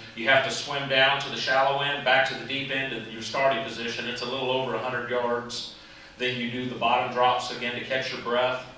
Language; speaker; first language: English; native; English